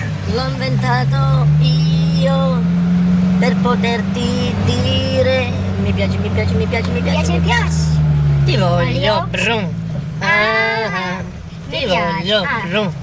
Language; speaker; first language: Italian; non-native, learner; Russian